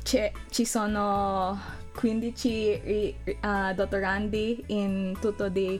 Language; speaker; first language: Italian; non-native, learner; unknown